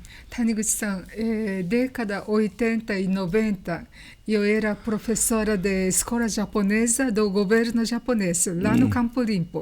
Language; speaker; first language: Portuguese; non-native, learner; Japanese